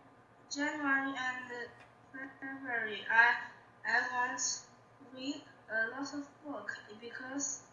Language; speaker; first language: English; non-native, learner; Chinese